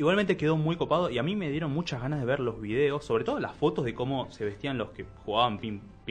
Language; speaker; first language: Spanish; native; Spanish